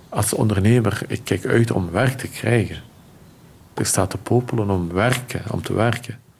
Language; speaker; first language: Dutch; early bilingual, other home language; Turkish